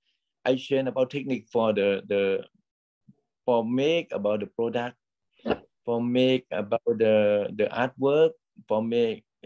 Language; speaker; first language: English; non-native, learner; Thai